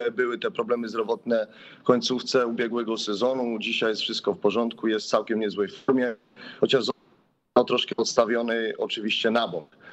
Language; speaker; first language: Polish; native; Polish